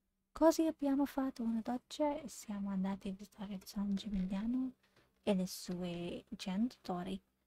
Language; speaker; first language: Italian; non-native, learner; English